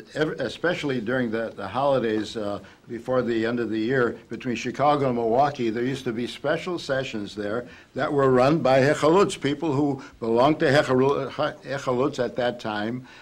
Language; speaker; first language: English; native; English